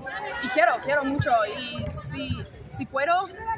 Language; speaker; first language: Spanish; non-native, learner; English